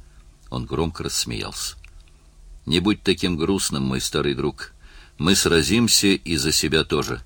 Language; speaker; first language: Russian; native; Russian